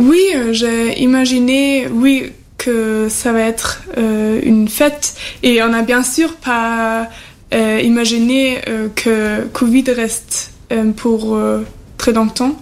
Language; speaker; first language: French; non-native, learner; German